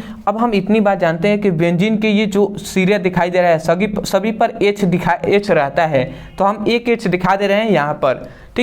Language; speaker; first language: Hindi; native; Hindi